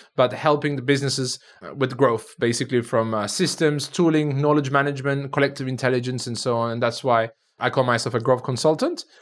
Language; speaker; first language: English; non-native, fluent; Turkish